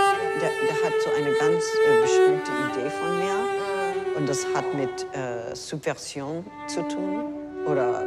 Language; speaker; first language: German; non-native, fluent; English